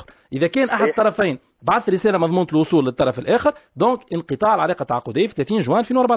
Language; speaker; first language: Arabic; native; Arabic